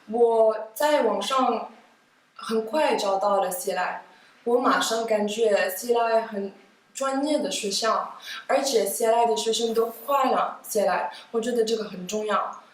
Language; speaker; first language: Chinese; non-native, fluent; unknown